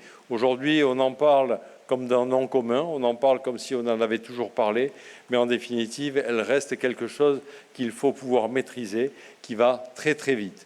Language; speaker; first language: French; native; French